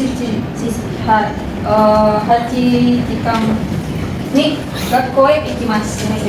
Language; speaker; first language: Japanese; non-native, learner; Indonesian